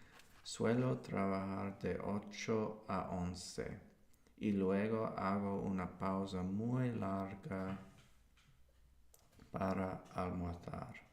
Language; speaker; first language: Spanish; non-native, learner; English